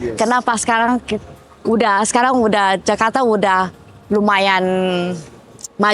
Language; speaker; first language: Indonesian; early bilingual, heritage; Indonesian